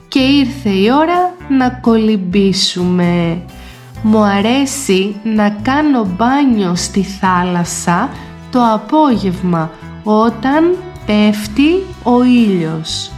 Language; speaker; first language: Greek; native; Greek